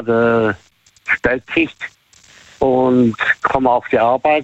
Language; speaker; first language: German; native; German